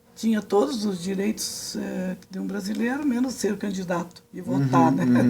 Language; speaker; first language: Portuguese; early bilingual, other home language; Serbian